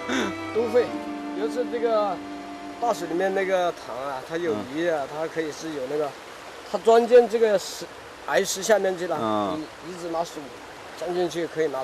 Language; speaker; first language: Chinese; non-native, local second language; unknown